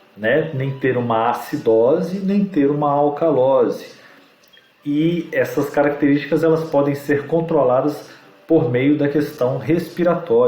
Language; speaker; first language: Portuguese; native; Portuguese